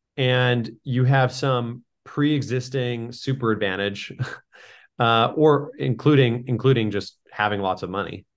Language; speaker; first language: English; native; English